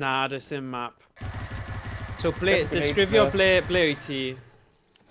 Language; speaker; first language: Welsh; native; Welsh